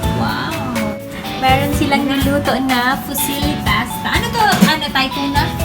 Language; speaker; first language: Filipino; non-native, local second language; Hiligaynon